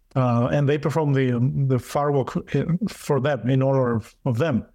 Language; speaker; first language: English; non-native, fluent; Greek